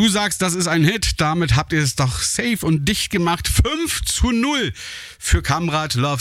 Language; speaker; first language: German; native; German